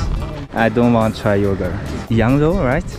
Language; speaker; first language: English; non-native, learner; Chinese